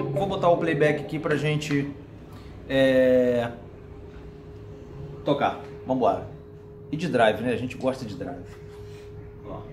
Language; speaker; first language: Portuguese; native; Portuguese